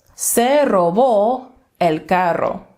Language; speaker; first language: Spanish; non-native, fluent; English